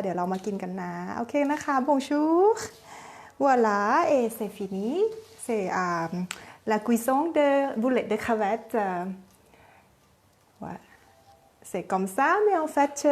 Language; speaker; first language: French; non-native, fluent; Thai